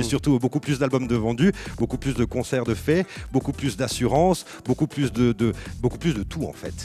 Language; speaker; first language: French; native; French